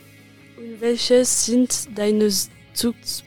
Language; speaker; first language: German; non-native, learner; French